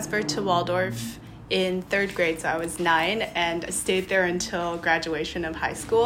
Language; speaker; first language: English; native; English